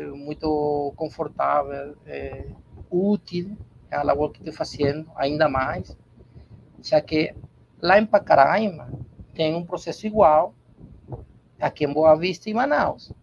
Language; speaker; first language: Portuguese; non-native, learner; Spanish